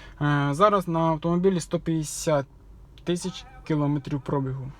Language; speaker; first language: Ukrainian; native; Ukrainian